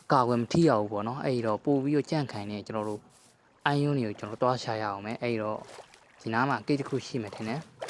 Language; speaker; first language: Burmese; native; Burmese